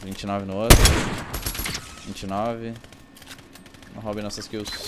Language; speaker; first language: Portuguese; native; Portuguese